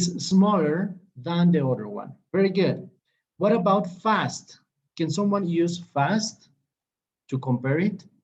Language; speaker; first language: English; non-native, fluent; Spanish